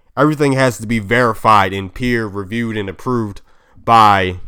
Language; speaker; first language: English; native; English